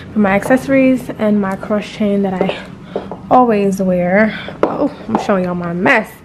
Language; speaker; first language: English; native; English